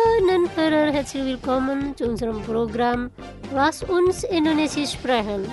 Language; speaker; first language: German; non-native, fluent; Indonesian